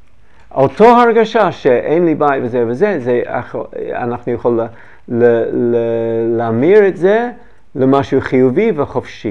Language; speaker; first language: Hebrew; non-native, learner; English